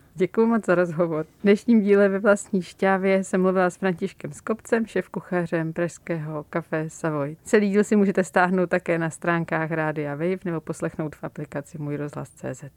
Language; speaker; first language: Czech; native; Czech